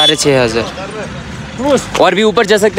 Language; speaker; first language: Hindi; non-native, learner; Bangla